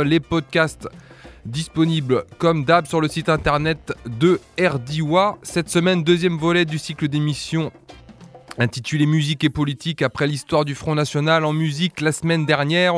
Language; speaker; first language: French; native; French